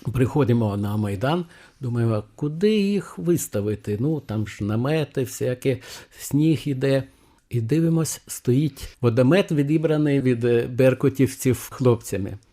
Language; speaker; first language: Ukrainian; non-native, fluent; Lithuanian